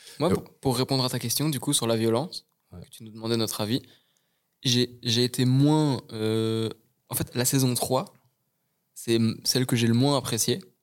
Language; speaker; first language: French; native; French